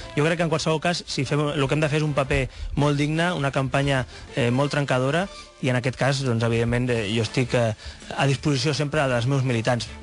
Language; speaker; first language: Catalan; native; Catalan